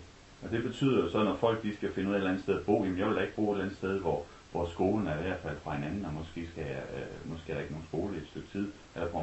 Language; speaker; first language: Danish; native; Danish